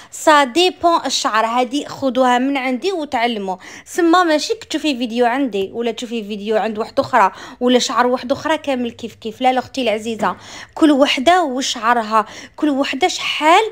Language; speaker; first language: Arabic; native; Arabic